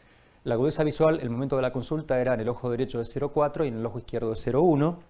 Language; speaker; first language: Spanish; native; Spanish